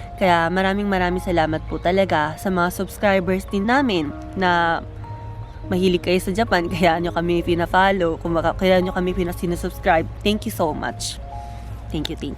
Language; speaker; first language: Filipino; early bilingual, heritage; Filipino